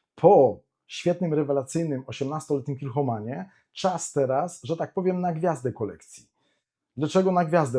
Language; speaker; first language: Polish; native; Polish